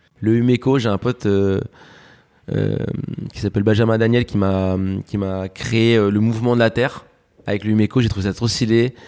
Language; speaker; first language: French; early bilingual, other home language; Spanish